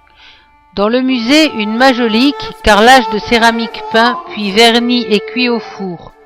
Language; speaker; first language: French; native; French